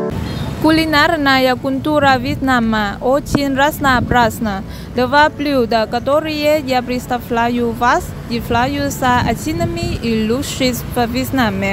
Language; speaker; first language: Russian; non-native, learner; Vietnamese